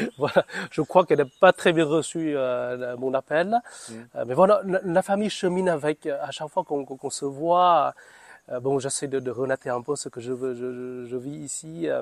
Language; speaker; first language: French; non-native, fluent; Vietnamese